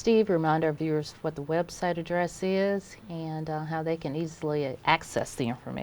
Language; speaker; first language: English; native; English